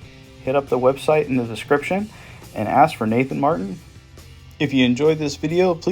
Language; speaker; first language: English; native; English